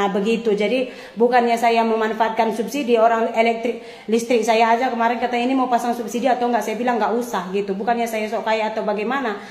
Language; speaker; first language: Indonesian; native; Indonesian